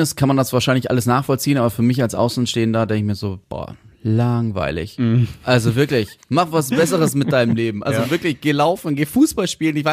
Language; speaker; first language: German; native; German